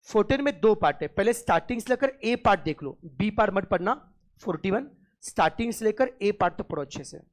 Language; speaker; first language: Hindi; non-native, local second language; Marathi